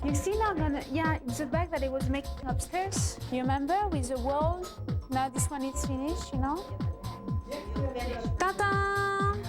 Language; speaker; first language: English; non-native, fluent; French